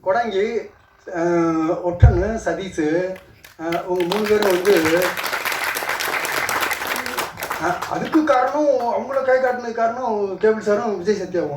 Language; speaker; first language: Tamil; native; Tamil